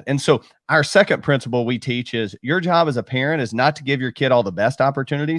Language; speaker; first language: English; native; English